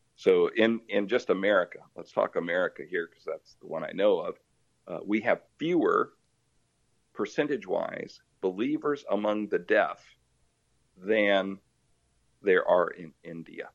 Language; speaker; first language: English; early bilingual, other home language; Portuguese